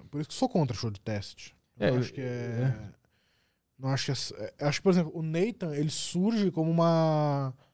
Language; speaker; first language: Portuguese; native; Portuguese